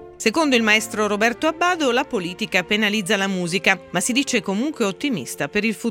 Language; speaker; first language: Italian; native; Italian